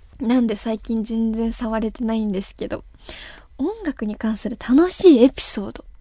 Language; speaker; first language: Japanese; native; Japanese